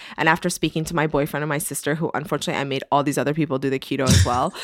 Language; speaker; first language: English; early bilingual, other home language; Persian